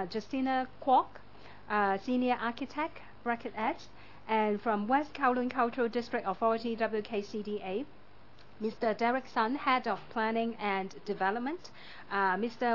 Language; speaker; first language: English; non-native, local second language; Cantonese